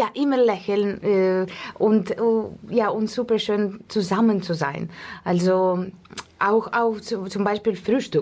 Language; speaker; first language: German; non-native, learner; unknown